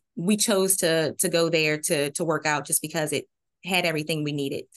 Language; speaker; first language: English; native; English